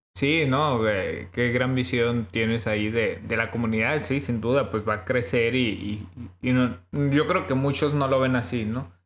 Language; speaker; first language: Spanish; native; Spanish